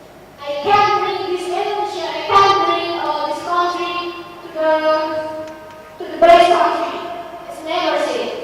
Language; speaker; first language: English; non-native, learner; Indonesian